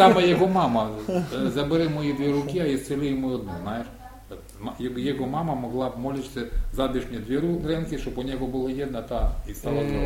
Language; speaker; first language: Polish; non-native, learner; Ukrainian